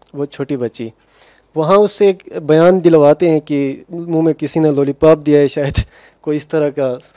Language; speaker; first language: Urdu; non-native, local second language; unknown